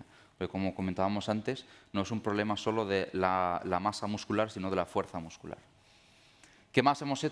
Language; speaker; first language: Spanish; native; Spanish